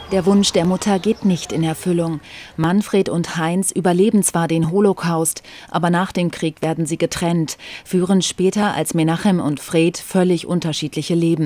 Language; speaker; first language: German; native; German